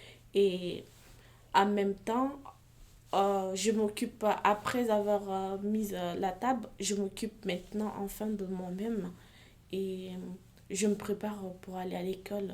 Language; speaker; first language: French; non-native, fluent; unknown